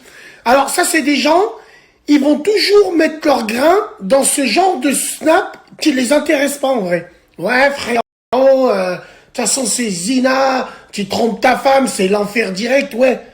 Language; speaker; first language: French; native; French